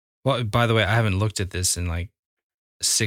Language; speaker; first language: English; native; English